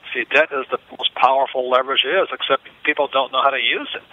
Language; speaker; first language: English; native; English